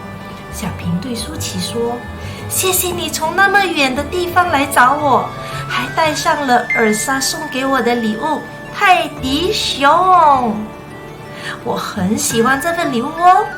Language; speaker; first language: Chinese; native; Chinese